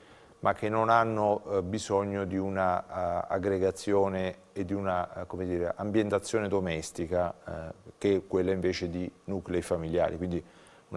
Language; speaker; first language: Italian; native; Italian